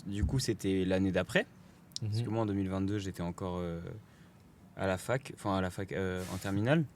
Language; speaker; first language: French; native; French